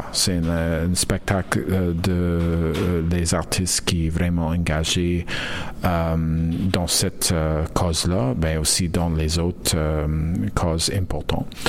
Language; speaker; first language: French; non-native, learner; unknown